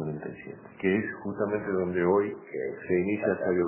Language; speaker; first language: Spanish; native; Spanish